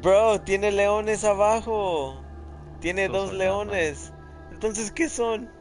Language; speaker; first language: Spanish; early bilingual, other home language; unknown